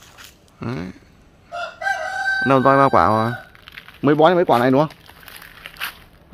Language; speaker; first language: Vietnamese; native; Vietnamese